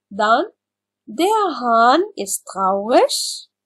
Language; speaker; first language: German; non-native, learner; Arabic